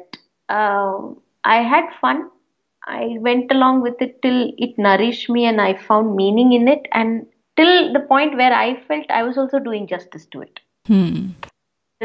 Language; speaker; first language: English; non-native, local second language; Tamil